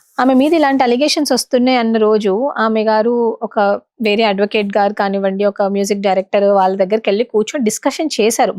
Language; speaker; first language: Telugu; non-native, local second language; Lambadi